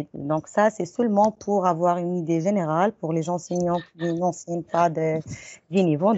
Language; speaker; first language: French; non-native, local second language; Arabic